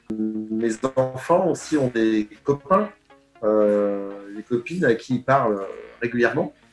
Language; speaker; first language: French; native; French